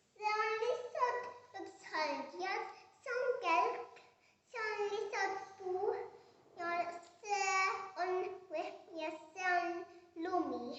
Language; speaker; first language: Estonian; early bilingual, heritage; Estonian